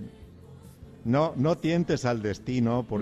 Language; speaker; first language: Spanish; native; Spanish